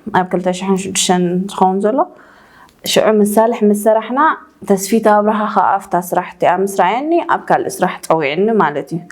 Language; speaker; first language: Tigrinya; native; Tigrinya